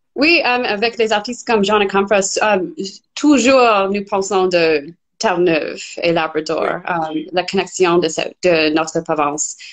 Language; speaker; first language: French; non-native, fluent; English